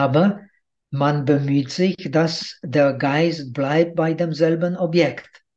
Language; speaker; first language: German; non-native, fluent; Czech